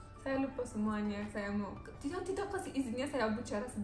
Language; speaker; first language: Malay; non-native, learner; Turkish